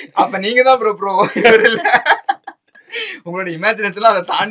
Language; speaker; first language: Tamil; native; Tamil